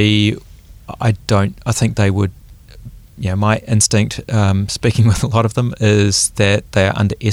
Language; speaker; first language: English; native; English